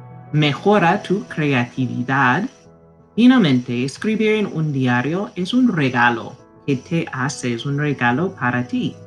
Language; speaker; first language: Spanish; non-native, fluent; English